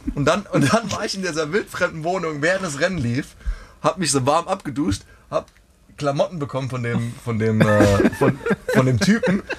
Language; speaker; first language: German; native; German